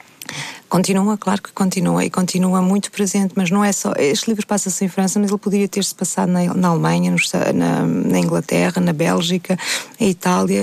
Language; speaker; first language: Portuguese; native; Portuguese